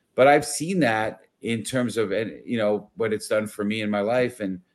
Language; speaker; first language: English; native; English